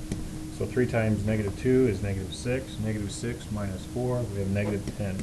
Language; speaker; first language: English; native; English